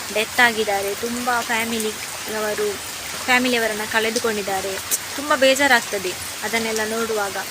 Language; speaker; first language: Kannada; non-native, local second language; Tulu